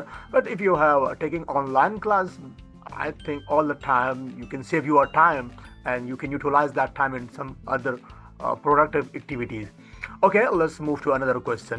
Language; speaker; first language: English; non-native, fluent; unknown